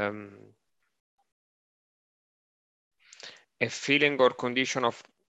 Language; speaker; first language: English; non-native, learner; Italian